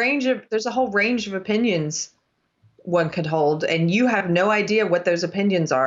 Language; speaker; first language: English; native; English